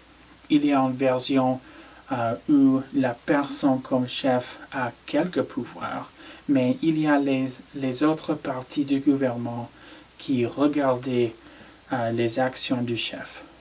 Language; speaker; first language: French; non-native, learner; English